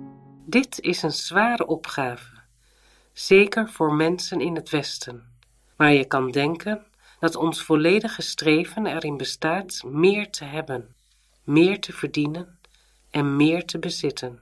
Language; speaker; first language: Dutch; native; Dutch